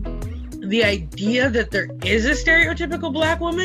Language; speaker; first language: English; native; English